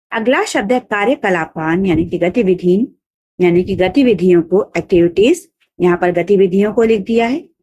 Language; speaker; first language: Hindi; native; Hindi